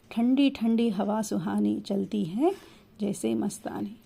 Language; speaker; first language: Hindi; non-native, local second language; Telugu